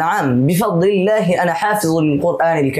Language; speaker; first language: Arabic; non-native, learner; Bangla